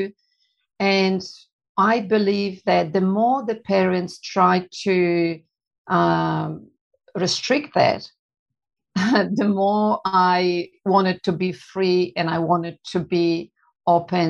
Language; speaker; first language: English; non-native, fluent; Polish